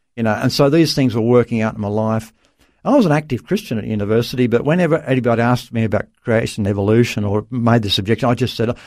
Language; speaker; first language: English; native; English